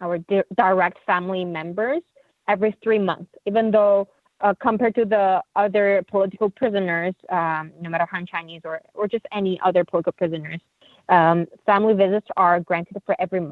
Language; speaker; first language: English; non-native, fluent; Uyghur